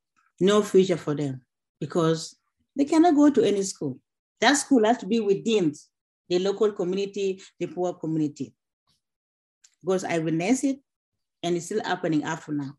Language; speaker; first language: English; non-native, local second language; Acoli